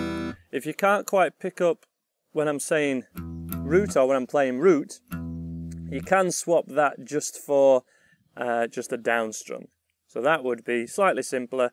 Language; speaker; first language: English; native; English